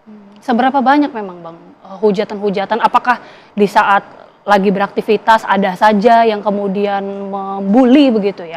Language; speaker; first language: Malay; native; Malay